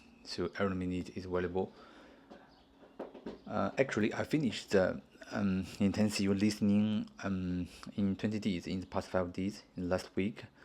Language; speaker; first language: English; non-native, learner; Chinese